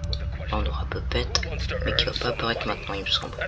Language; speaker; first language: French; native; French